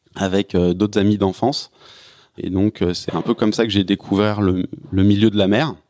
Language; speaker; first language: French; native; French